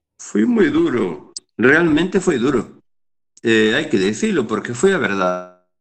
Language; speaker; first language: Galician; native; Galician